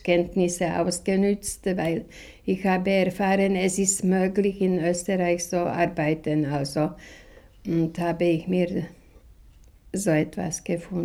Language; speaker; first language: German; non-native, fluent; Slovak